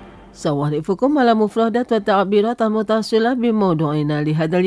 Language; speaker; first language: Arabic; non-native, fluent; Indonesian